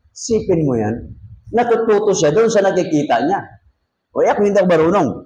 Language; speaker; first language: Filipino; non-native, local second language; Cebuano